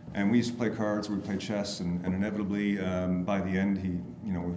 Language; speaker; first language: English; native; English